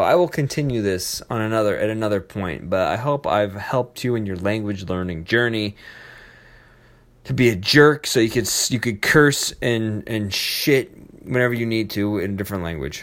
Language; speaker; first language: English; native; English